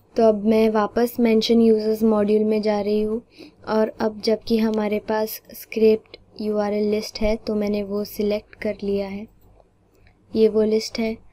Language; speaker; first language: Hindi; non-native, local second language; Marathi